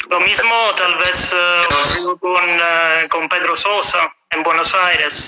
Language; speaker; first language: Spanish; non-native, fluent; Italian